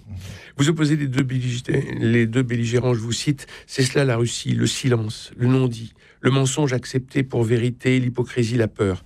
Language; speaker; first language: French; native; French